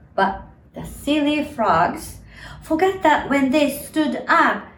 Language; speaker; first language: English; non-native, fluent; Japanese